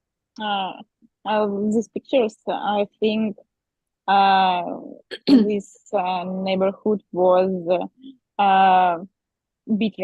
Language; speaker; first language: English; non-native, learner; Russian